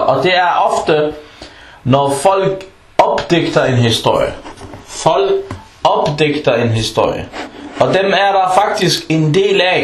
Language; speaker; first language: Danish; early bilingual, other home language; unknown